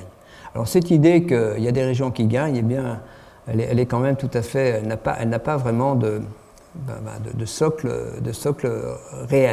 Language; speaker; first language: French; native; French